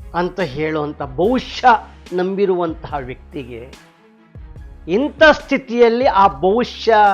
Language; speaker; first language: Kannada; native; Kannada